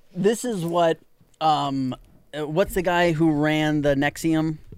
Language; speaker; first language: English; native; English